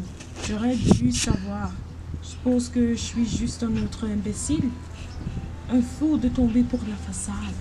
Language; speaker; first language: French; non-native, learner; English